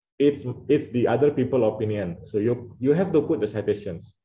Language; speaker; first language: English; non-native, fluent; Indonesian